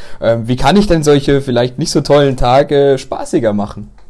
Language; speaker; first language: German; native; German